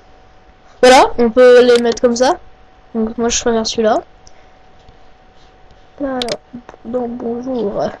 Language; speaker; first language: French; native; French